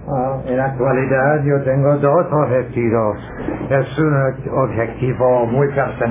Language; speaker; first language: Spanish; non-native, learner; English